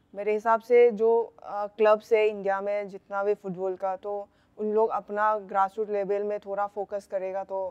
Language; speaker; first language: Hindi; non-native, local second language; Manipuri